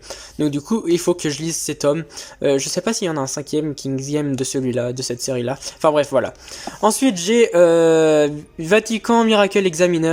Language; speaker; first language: French; native; French